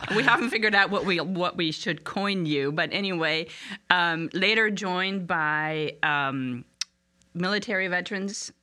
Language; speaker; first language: English; non-native, fluent; German